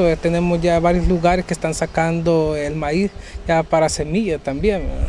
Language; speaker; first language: Spanish; native; Spanish